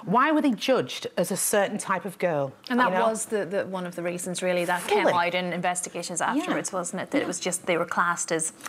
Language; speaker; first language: English; native; English